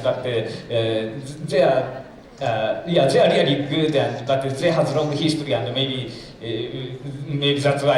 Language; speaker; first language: English; non-native, fluent; Japanese